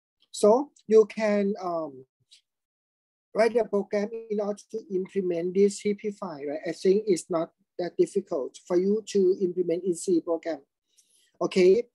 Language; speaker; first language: English; non-native, fluent; Thai